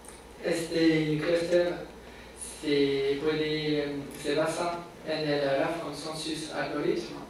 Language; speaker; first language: Spanish; non-native, fluent; French